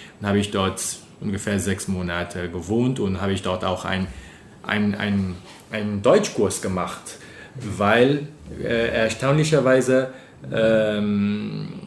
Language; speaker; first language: German; non-native, fluent; French